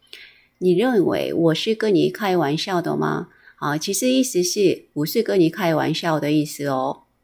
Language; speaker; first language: Chinese; non-native, fluent; Korean